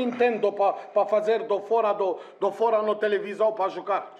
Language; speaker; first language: Portuguese; non-native, learner; Romanian